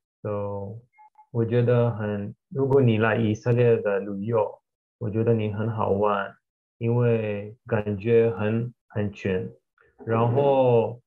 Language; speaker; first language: Chinese; non-native, learner; Russian